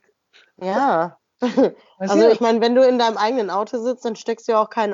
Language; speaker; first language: German; native; German